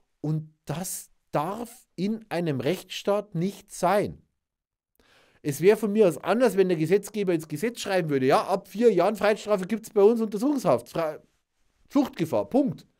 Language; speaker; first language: German; native; German